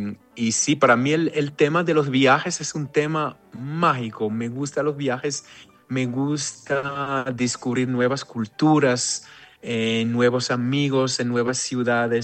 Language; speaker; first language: Spanish; non-native, fluent; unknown